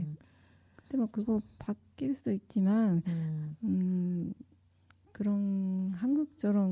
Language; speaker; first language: Korean; non-native, fluent; Japanese